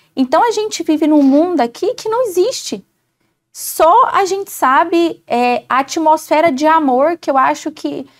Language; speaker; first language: Portuguese; native; Portuguese